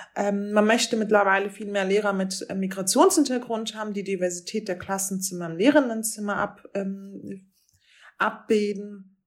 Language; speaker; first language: German; native; German